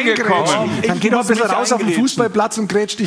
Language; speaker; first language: German; native; German